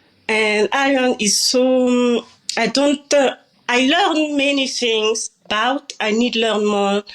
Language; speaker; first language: English; non-native, learner; French